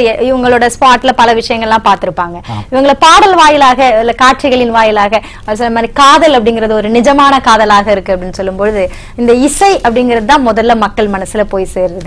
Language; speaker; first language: Tamil; native; Tamil